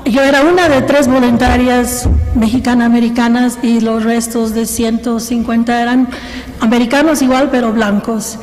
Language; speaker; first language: Spanish; early bilingual, heritage; Spanish